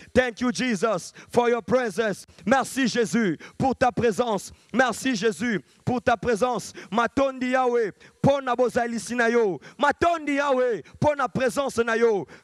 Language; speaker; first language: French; non-native, local second language; Lingala